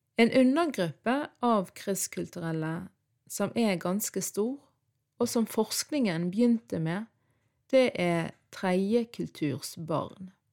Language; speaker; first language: Norwegian; early bilingual, other home language; Arabic